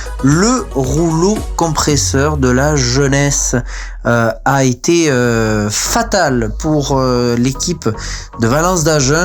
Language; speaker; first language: French; native; French